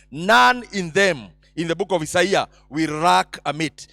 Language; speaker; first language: English; non-native, local second language; Swahili